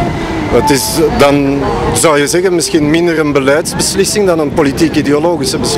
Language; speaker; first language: Dutch; native; Dutch